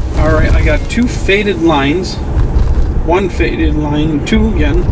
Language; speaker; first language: English; native; English